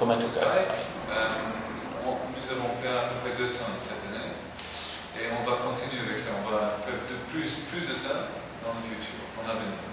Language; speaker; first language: French; non-native, fluent; English